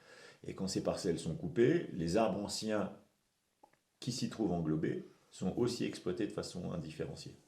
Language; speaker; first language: French; native; French